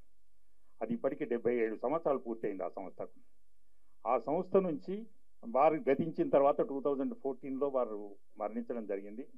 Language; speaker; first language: Telugu; native; Telugu